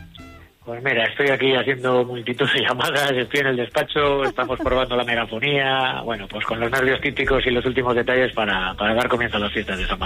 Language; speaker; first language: Spanish; native; Spanish